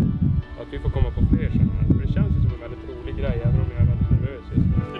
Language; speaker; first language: Swedish; native; Swedish